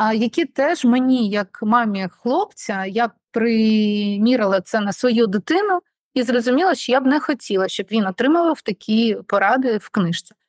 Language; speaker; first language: Ukrainian; non-native, local second language; Russian